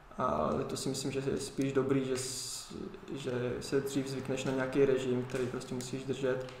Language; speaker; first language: Czech; early bilingual, heritage; Czech